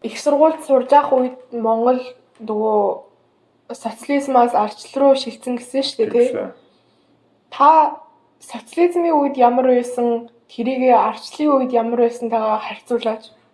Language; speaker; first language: Mongolian; early bilingual, heritage; Mongolian